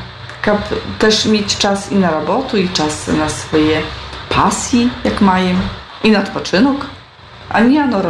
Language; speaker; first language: Polish; non-native, local second language; Ukrainian